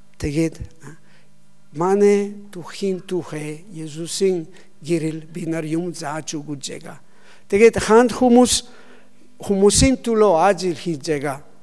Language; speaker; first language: Mongolian; non-native, learner; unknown